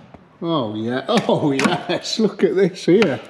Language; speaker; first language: English; native; English